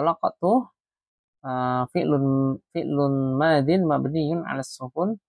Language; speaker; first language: Arabic; non-native, fluent; Indonesian